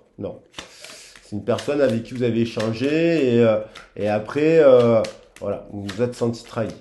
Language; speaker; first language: French; native; French